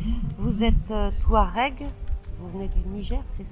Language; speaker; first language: French; native; French